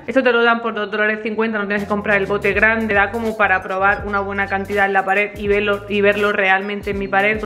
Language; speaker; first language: Spanish; native; Spanish